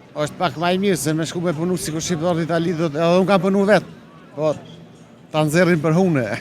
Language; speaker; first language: Albanian; native; Albanian